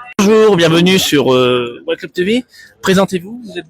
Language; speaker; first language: French; native; French